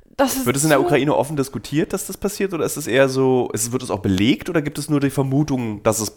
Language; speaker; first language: German; native; German